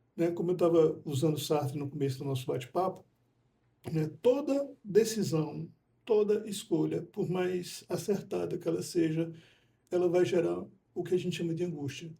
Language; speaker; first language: Portuguese; native; Portuguese